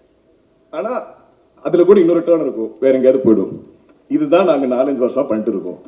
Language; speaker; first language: Tamil; non-native, local second language; Malayalam